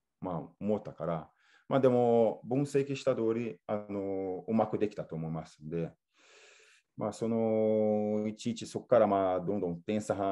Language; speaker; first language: Japanese; non-native, fluent; Portuguese